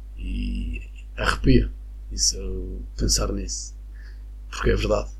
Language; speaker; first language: Portuguese; non-native, fluent; Spanish